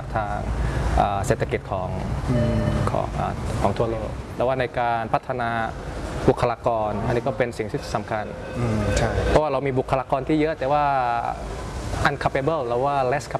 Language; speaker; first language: Thai; early bilingual, other home language; Indonesian